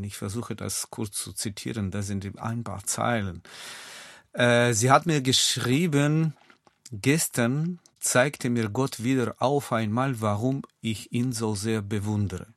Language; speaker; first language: German; non-native, fluent; Russian